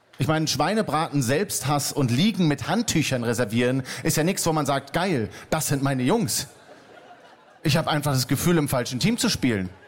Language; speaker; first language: German; native; German